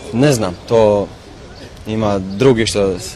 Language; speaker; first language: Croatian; non-native, local second language; Albanian